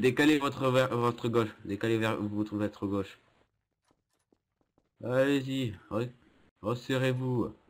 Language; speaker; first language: French; native; French